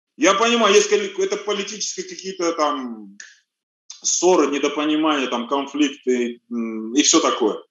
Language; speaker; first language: Russian; early bilingual, other home language; Armenian